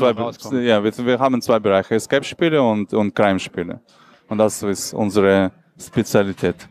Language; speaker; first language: German; non-native, learner; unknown